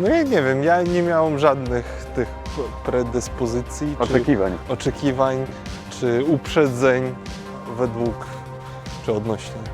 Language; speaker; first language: Polish; non-native, fluent; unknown